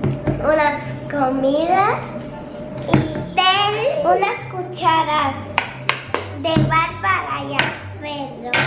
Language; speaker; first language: Spanish; early bilingual, heritage; Spanish